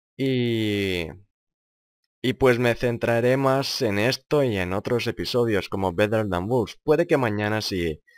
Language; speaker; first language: Spanish; non-native, fluent; Lithuanian